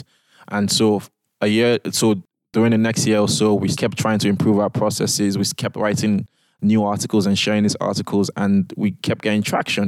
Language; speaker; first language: English; non-native, local second language; Yoruba